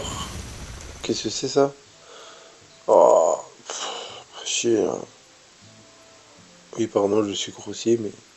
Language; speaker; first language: French; native; French